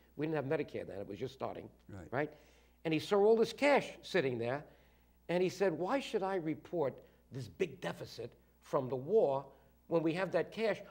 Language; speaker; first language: English; native; English